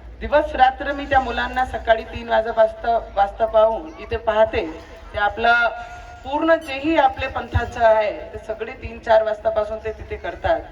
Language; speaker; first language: Marathi; non-native, local second language; Punjabi